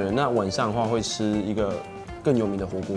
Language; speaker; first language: Chinese; native; Chinese